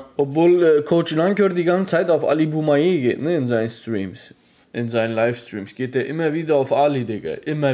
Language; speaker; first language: German; native; German